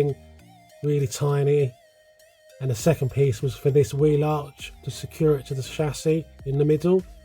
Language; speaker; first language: English; native; English